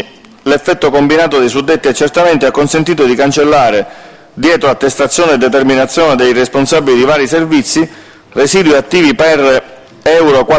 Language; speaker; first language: Italian; native; Italian